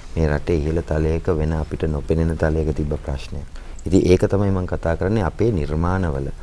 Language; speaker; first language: Sinhala; native; Sinhala